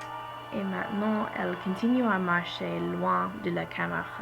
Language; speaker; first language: French; non-native, learner; English